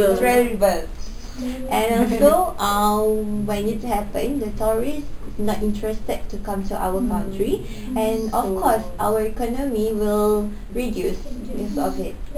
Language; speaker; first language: English; non-native, local second language; Malay